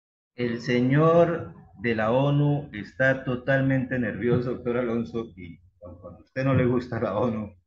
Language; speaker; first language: Spanish; native; Spanish